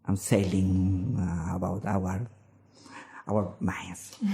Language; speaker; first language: English; non-native, learner; Spanish